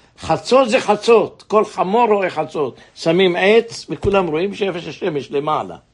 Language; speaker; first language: Hebrew; native; Hebrew